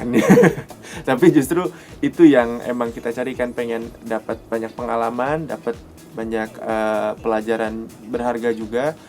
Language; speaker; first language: Indonesian; native; Indonesian